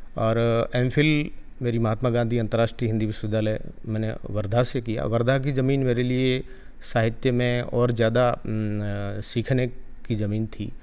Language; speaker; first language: Hindi; non-native, local second language; Rajasthani